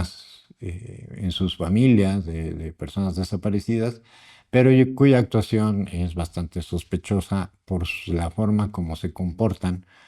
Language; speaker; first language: Spanish; native; Spanish